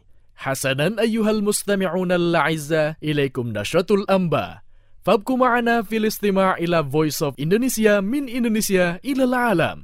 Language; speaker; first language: Arabic; non-native, fluent; Indonesian